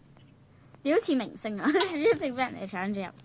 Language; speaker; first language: Chinese; native; Chinese